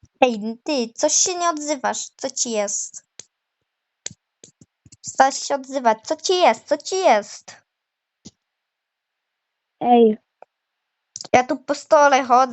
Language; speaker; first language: Polish; native; Polish